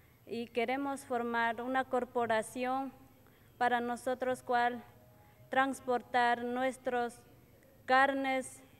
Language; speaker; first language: Spanish; non-native, local second language; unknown